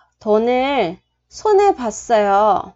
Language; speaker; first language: Korean; non-native, fluent; Vietnamese